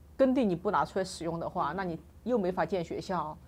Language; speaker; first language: Chinese; native; Chinese